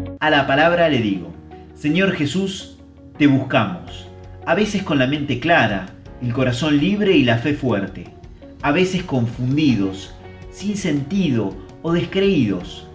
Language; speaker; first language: Spanish; native; Spanish